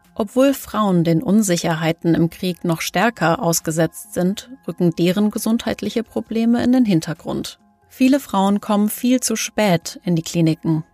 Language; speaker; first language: German; early bilingual, other home language; Kinyarwanda